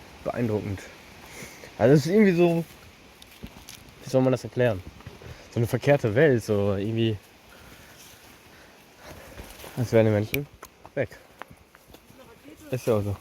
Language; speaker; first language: German; native; German